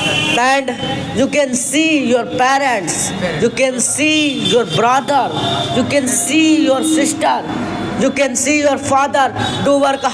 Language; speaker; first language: English; non-native, learner; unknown